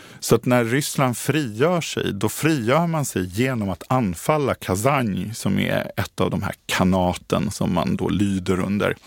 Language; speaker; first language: Swedish; native; Swedish